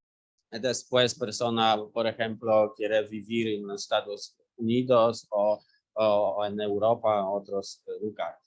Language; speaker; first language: Spanish; non-native, learner; Polish